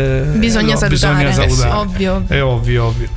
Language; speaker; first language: Italian; native; Italian